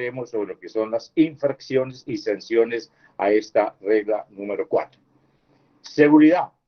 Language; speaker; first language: Spanish; native; Spanish